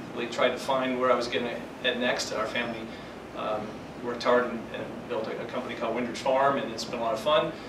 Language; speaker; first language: English; native; English